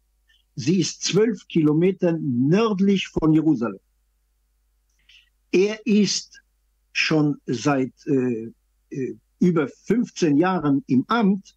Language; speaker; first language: German; non-native, fluent; Hebrew